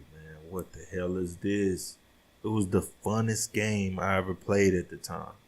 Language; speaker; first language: English; native; English